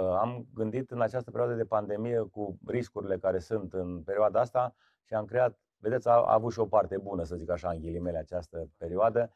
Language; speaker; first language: Romanian; native; Romanian